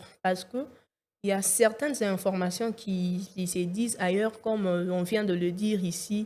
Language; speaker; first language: French; non-native, local second language; Lingala